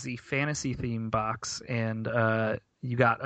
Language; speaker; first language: English; native; English